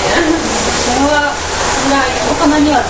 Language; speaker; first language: Japanese; native; Japanese